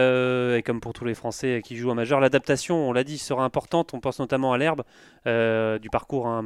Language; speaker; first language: French; native; French